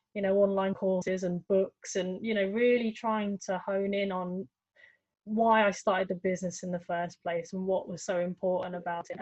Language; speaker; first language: English; native; English